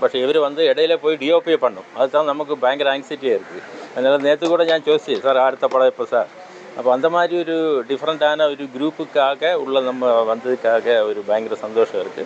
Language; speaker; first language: Tamil; non-native, fluent; Malayalam